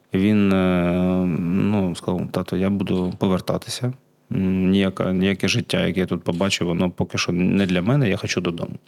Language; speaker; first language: Ukrainian; non-native, local second language; Russian